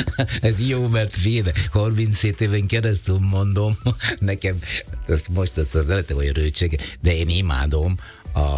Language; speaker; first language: Hungarian; non-native, fluent; Italian